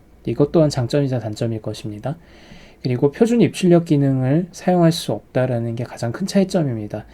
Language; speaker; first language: Korean; native; Korean